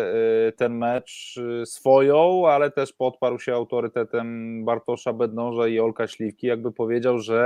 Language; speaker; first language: Polish; native; Polish